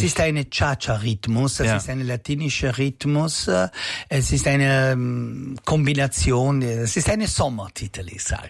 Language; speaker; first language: German; non-native, fluent; Italian